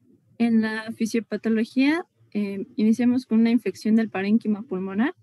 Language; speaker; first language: Spanish; native; Spanish